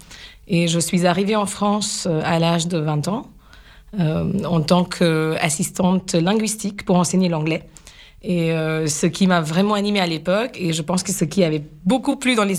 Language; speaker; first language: French; non-native, fluent; Gujarati